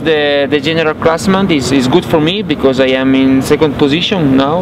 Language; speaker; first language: English; non-native, learner; Italian